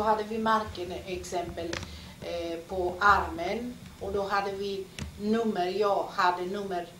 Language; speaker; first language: Swedish; non-native, fluent; Polish